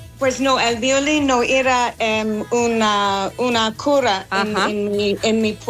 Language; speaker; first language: Spanish; non-native, learner; English